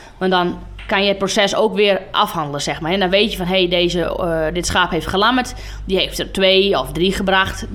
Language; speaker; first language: Dutch; non-native, local second language; Western Frisian